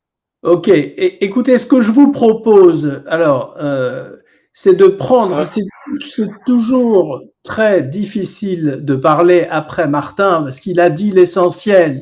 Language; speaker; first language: French; native; French